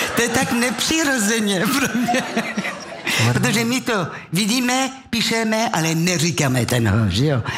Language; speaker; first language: Czech; non-native, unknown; French